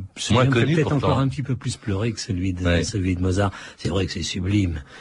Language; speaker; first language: French; early bilingual, other home language; Italian